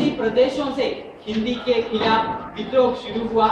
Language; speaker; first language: Hindi; non-native, local second language; Malayalam